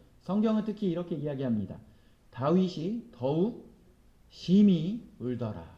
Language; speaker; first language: Korean; native; Korean